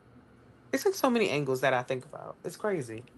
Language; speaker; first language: English; native; English